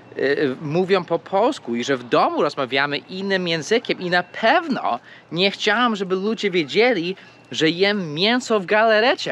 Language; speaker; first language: Polish; early bilingual, heritage; Polish